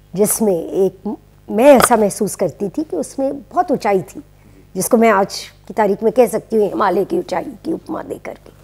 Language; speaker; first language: Hindi; native; Hindi